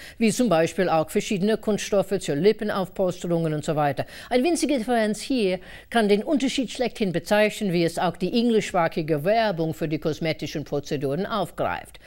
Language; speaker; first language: German; non-native, fluent; English